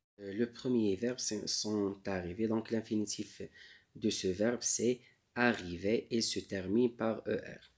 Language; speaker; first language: French; non-native, local second language; Arabic